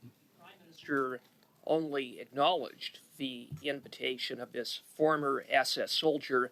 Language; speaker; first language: English; native; English